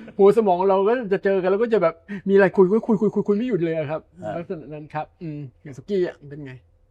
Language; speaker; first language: Thai; native; Thai